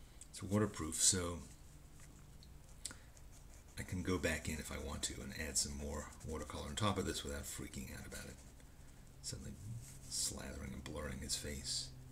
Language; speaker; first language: English; native; English